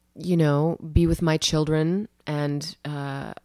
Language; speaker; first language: English; native; English